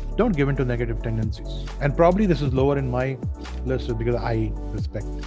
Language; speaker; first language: English; non-native, local second language; Hindi